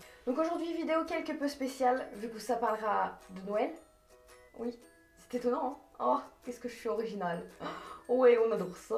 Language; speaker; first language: French; native; French